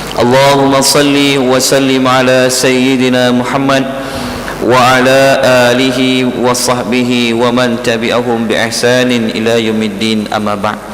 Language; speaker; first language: Malay; native; Malay